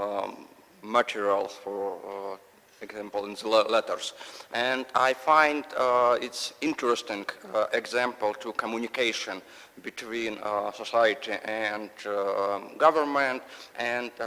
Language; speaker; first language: English; non-native, learner; Russian